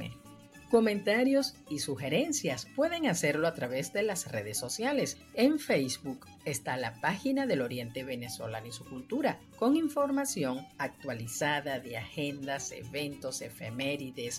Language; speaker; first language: Spanish; native; Spanish